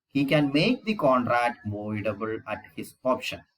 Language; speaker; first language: English; non-native, local second language; Malayalam